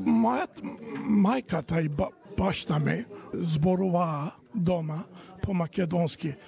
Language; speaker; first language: Macedonian; early bilingual, heritage; Macedonian